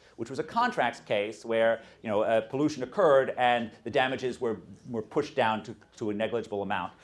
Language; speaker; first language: English; native; English